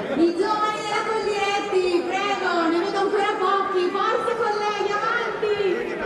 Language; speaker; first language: Italian; native; Italian